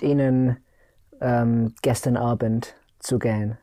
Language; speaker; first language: German; non-native, learner; English